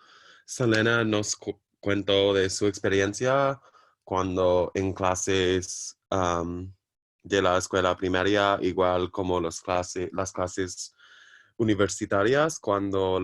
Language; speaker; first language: Spanish; non-native, learner; English